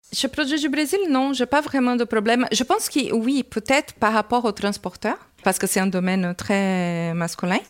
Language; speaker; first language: French; non-native, fluent; Portuguese